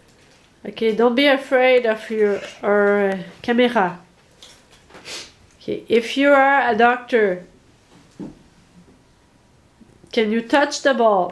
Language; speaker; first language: English; non-native, learner; French